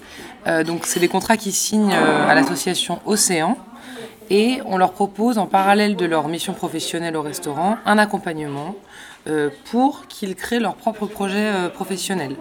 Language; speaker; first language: French; native; French